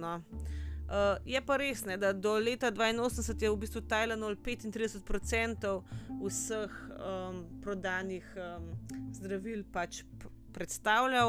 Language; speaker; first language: Slovenian; native; Slovenian